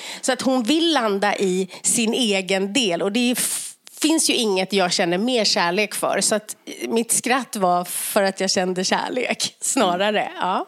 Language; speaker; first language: Swedish; native; Swedish